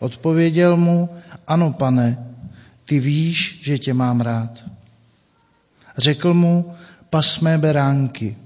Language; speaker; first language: Czech; native; Czech